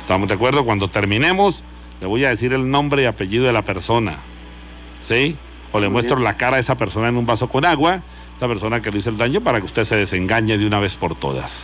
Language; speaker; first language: Spanish; native; Spanish